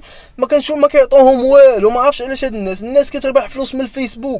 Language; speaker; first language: Arabic; native; Arabic